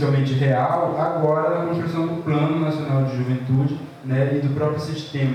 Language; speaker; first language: Portuguese; native; Portuguese